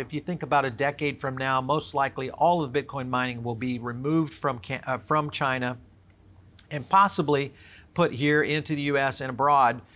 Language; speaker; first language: English; native; English